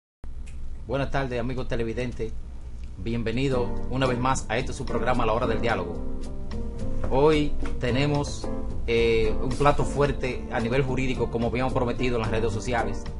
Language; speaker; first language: Spanish; native; Spanish